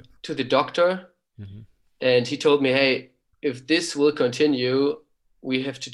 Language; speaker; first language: English; non-native, fluent; German